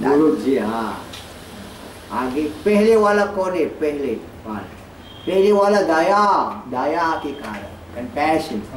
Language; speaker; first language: Hindi; non-native, learner; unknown